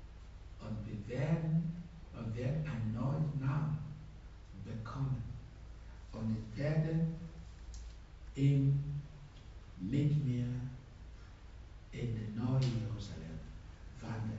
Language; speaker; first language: German; non-native, fluent; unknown